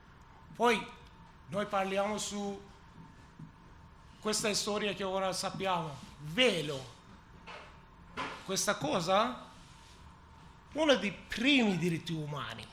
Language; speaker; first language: Italian; non-native, learner; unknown